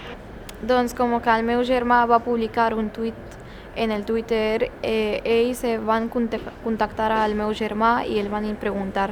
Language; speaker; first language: Catalan; early bilingual, other home language; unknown